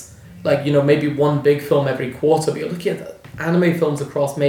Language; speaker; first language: English; native; English